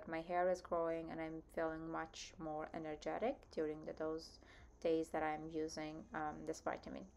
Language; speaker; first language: English; non-native, fluent; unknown